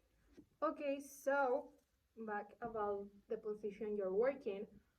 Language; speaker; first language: English; non-native, learner; Spanish